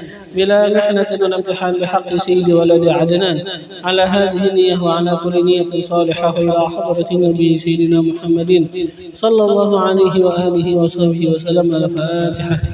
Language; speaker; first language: Arabic; non-native, fluent; Indonesian